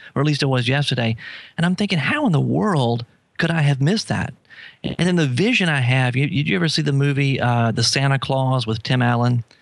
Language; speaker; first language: English; native; English